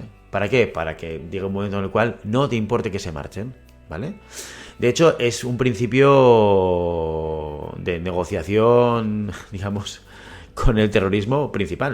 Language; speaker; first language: Spanish; native; Spanish